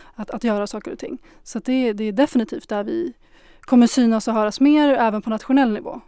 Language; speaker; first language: Swedish; early bilingual, other home language; Arabic